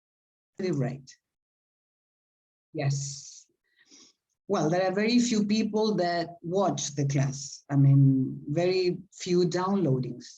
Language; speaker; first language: English; non-native, fluent; Spanish